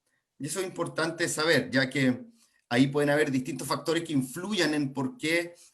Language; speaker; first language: Spanish; native; Spanish